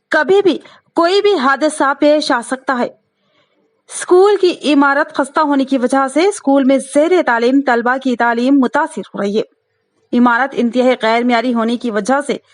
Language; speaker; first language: Urdu; native; Urdu